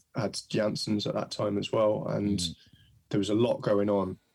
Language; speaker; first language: English; native; English